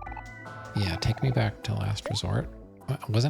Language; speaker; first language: English; native; English